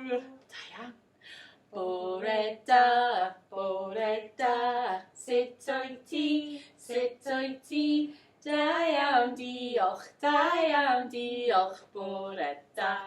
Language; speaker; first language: Welsh; non-native, learner; English